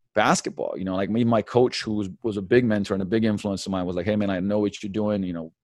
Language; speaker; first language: English; early bilingual, other home language; Slovenian